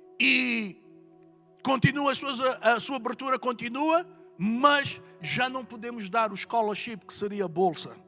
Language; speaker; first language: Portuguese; native; Portuguese